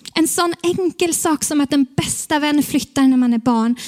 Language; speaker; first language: Swedish; native; Swedish